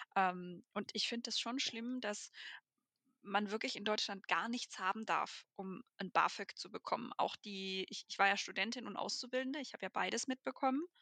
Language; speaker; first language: German; native; German